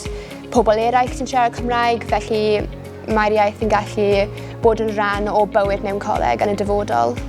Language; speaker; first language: Welsh; non-native, local second language; English